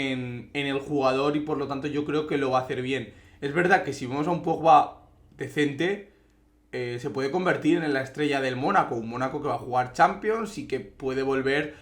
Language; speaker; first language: Spanish; native; Spanish